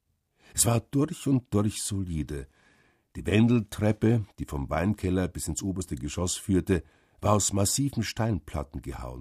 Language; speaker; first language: German; native; German